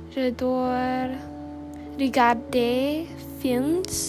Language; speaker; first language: French; non-native, learner; English